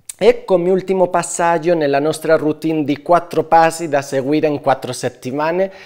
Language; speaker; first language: Italian; non-native, fluent; Spanish